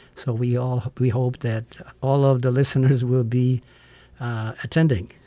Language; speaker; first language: English; non-native, fluent; Czech